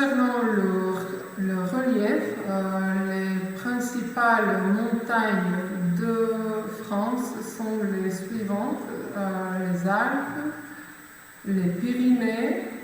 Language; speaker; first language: French; non-native, fluent; Macedonian